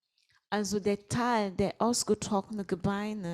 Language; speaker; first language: German; non-native, fluent; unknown